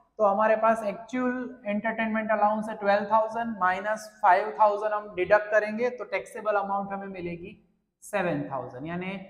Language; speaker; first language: Hindi; non-native, local second language; Gujarati